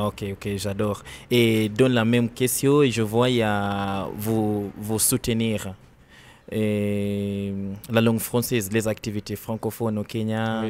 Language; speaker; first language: French; non-native, learner; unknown